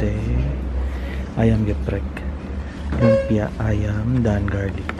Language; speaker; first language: Indonesian; non-native, learner; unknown